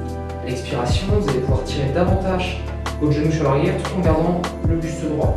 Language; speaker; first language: French; native; French